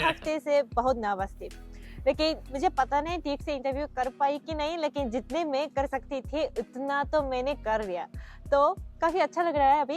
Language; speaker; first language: Hindi; non-native, fluent; Japanese